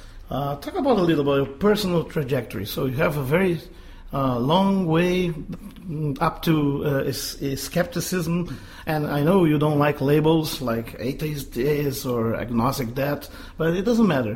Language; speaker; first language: English; non-native, fluent; Portuguese